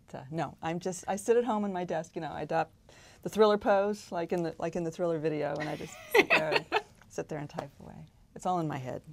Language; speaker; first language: English; native; English